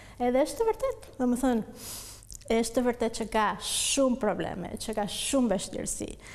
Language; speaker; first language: Albanian; non-native, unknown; Spanish